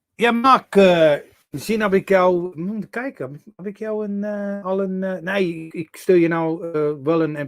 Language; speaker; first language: Dutch; non-native, learner; English